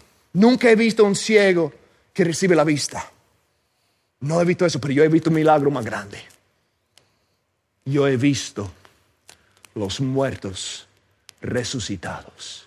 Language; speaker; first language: Spanish; non-native, fluent; English